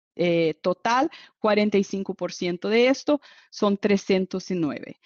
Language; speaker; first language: Spanish; non-native, fluent; Portuguese